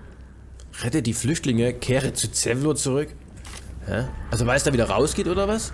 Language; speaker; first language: German; native; German